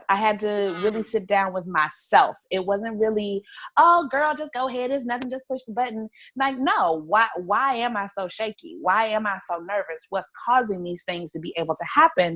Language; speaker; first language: English; native; English